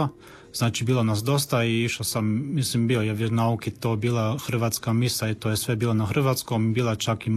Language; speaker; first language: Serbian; early bilingual, heritage; Croatian